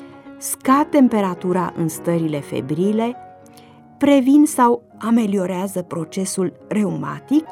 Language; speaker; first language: Romanian; native; Romanian